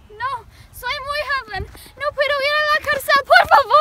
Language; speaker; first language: Spanish; non-native, learner; English